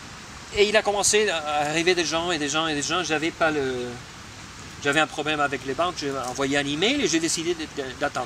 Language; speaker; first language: French; non-native, fluent; Spanish